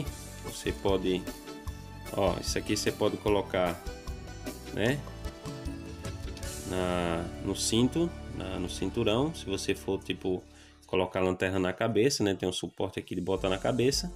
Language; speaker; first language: Portuguese; native; Portuguese